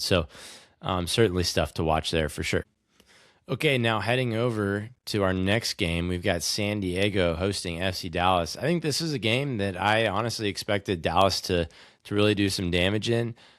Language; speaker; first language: English; native; English